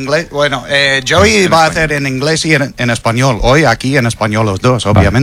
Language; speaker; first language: Spanish; non-native, fluent; English